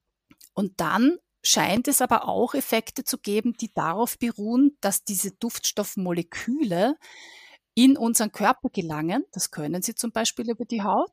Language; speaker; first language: German; native; German